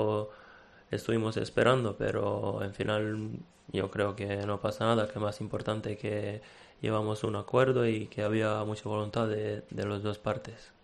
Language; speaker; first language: Spanish; non-native, fluent; Serbian